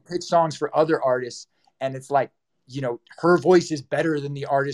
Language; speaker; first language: English; native; English